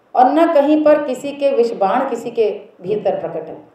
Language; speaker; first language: Hindi; native; Hindi